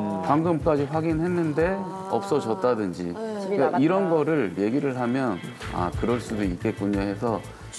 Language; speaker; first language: Korean; native; Korean